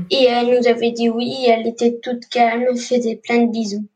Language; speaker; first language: French; native; French